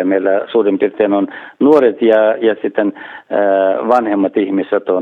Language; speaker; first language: Finnish; non-native, fluent; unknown